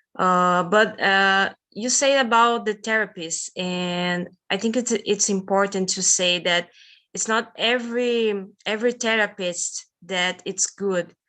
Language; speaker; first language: English; non-native, learner; Portuguese